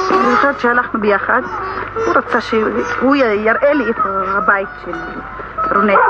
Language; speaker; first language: Hebrew; non-native, local second language; Arabic